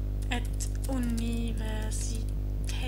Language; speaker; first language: Swedish; non-native, learner; German